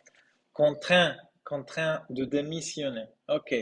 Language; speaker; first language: French; non-native, fluent; Spanish